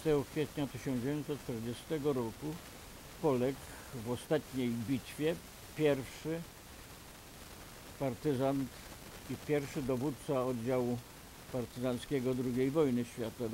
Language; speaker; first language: Polish; native; Polish